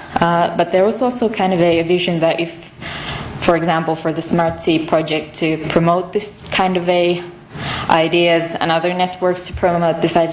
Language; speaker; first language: English; non-native, fluent; Finnish